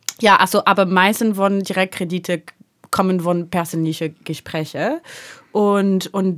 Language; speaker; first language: German; non-native, learner; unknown